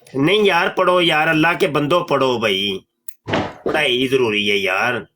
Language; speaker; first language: Urdu; non-native, local second language; Punjabi